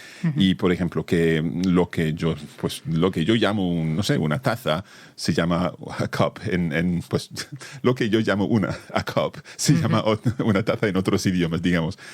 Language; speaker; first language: Spanish; non-native, fluent; English